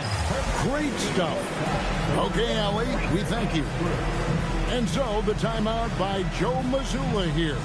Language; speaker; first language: English; native; English